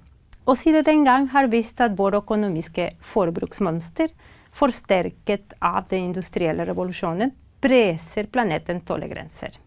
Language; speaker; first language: Norwegian; non-native, fluent; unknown